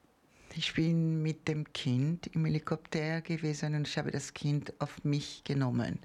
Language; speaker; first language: German; non-native, fluent; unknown